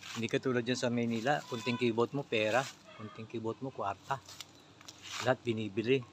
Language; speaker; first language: Filipino; non-native, local second language; Aklanon